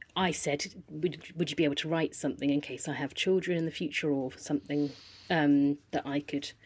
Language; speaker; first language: English; native; English